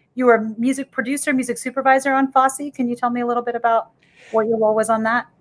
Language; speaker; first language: English; native; English